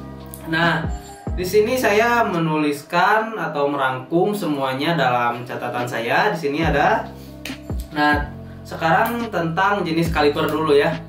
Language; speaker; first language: Indonesian; native; Indonesian